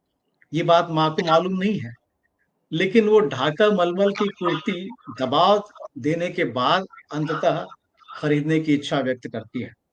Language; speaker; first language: Hindi; native; Hindi